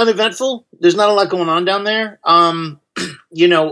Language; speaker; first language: English; native; English